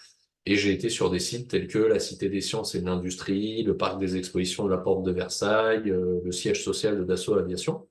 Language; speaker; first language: French; native; French